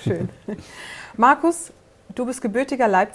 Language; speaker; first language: German; native; German